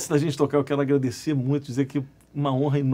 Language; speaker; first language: Portuguese; native; Portuguese